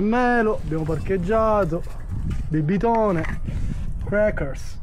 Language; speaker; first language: Italian; native; Italian